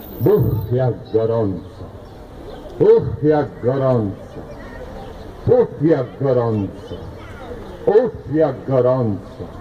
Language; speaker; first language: Polish; native; Polish